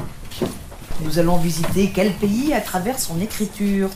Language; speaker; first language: French; non-native, fluent; Greek